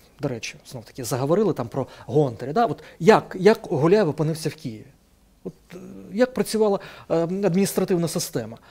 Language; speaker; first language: Ukrainian; native; Ukrainian